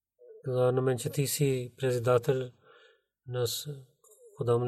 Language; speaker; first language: Bulgarian; non-native, learner; Urdu